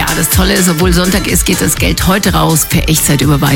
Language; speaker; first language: German; native; German